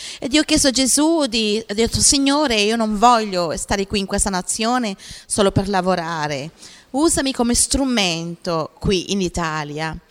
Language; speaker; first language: Italian; non-native, fluent; Portuguese